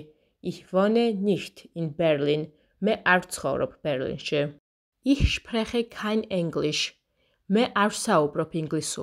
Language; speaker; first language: German; non-native, fluent; Georgian